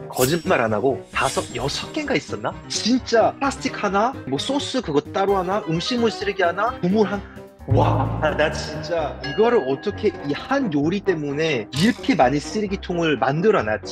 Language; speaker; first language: Korean; non-native, fluent; French